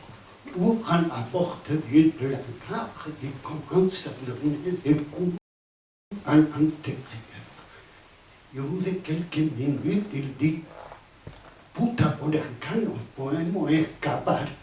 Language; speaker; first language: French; non-native, fluent; Spanish